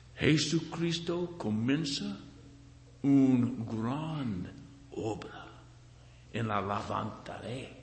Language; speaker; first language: Spanish; non-native, learner; English